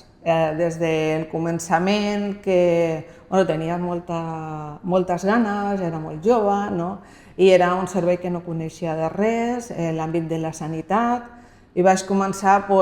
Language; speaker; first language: Catalan; non-native, local second language; Spanish